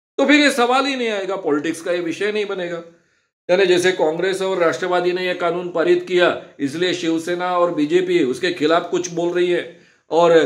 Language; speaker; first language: Hindi; non-native, local second language; Marathi